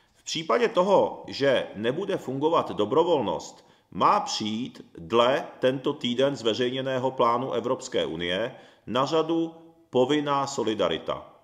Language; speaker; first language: Czech; early bilingual, other home language; Japanese